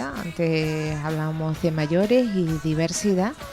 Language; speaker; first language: Spanish; native; Spanish